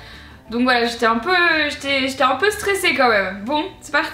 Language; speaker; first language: French; native; French